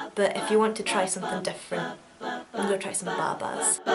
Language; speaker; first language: English; native; English